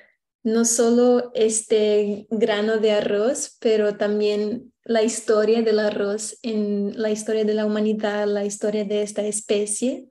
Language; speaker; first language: Spanish; non-native, fluent; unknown